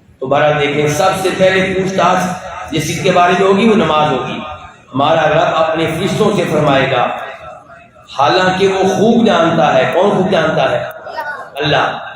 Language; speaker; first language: Urdu; non-native, local second language; Punjabi